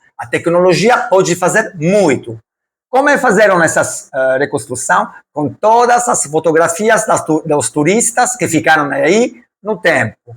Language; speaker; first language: Portuguese; non-native, learner; Italian